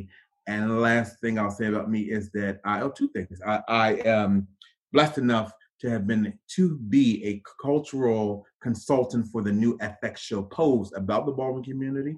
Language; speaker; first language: English; native; English